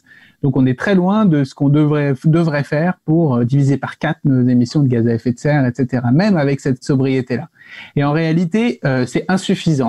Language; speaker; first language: French; native; French